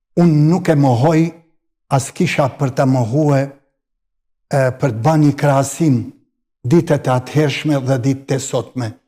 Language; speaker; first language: Albanian; native; Albanian